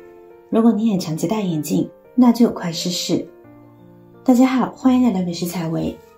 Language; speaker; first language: Chinese; native; Chinese